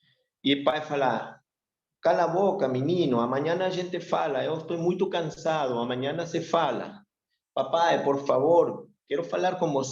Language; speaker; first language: Portuguese; non-native, learner; Spanish